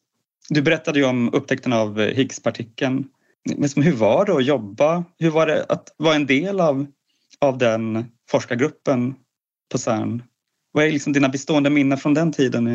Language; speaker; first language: Swedish; native; Swedish